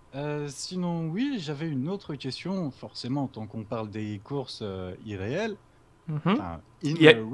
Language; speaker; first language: French; native; French